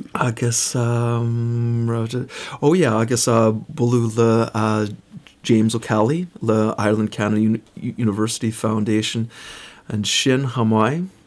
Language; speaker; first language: Irish; non-native, fluent; English